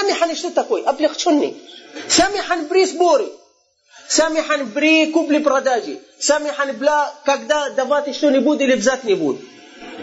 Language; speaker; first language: Russian; non-native, fluent; Arabic